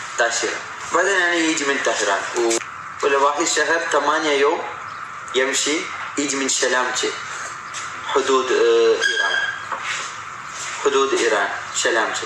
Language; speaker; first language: Arabic; non-native, learner; Malayalam